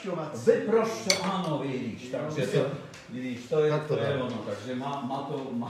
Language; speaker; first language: Czech; non-native, fluent; Polish